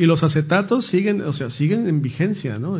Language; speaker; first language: Spanish; native; Spanish